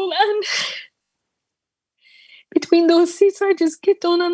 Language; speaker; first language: English; non-native, fluent; Turkish